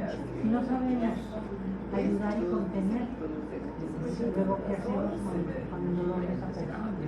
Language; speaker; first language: Spanish; native; Spanish